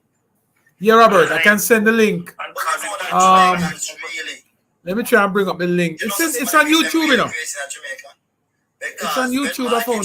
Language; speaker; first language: English; native; English